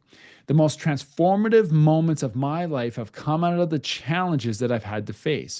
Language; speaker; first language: English; native; English